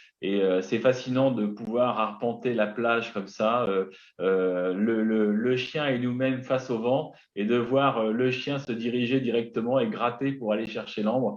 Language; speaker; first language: French; native; French